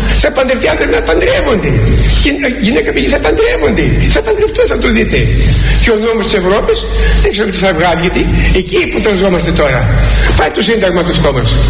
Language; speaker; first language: Greek; native; Greek